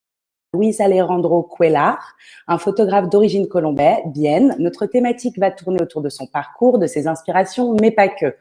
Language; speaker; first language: French; native; French